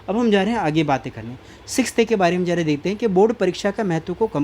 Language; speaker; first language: Hindi; native; Hindi